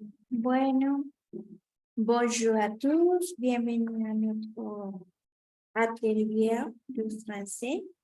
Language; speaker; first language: French; non-native, fluent; Spanish